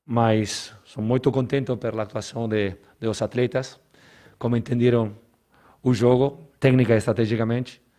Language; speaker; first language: Portuguese; non-native, learner; Spanish